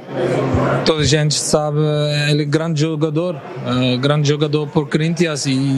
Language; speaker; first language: Portuguese; non-native, learner; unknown